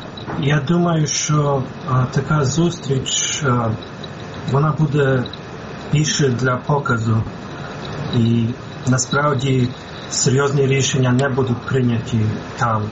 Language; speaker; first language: Ukrainian; non-native, fluent; English